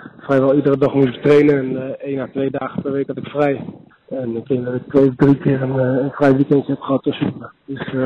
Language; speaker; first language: Dutch; native; Dutch